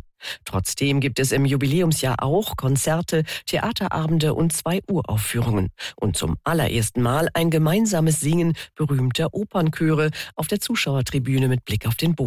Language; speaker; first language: German; native; German